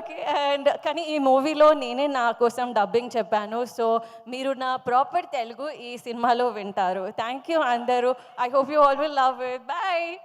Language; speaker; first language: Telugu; non-native, learner; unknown